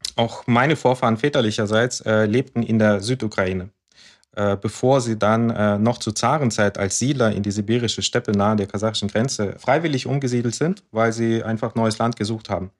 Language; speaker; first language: German; early bilingual, other home language; Russian